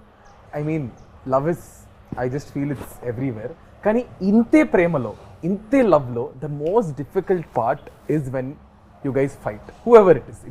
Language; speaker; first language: Telugu; native; Telugu